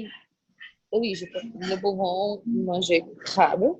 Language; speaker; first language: French; non-native, learner; Portuguese